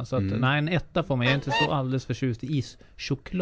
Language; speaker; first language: Swedish; native; Swedish